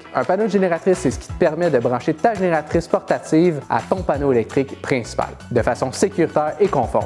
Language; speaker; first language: French; native; French